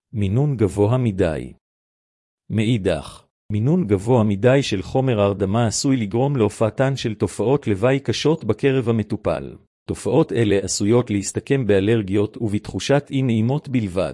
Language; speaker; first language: Hebrew; native; Hebrew